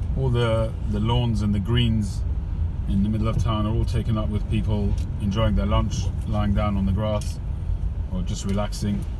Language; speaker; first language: English; native; English